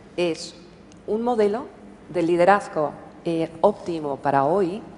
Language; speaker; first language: Spanish; non-native, fluent; English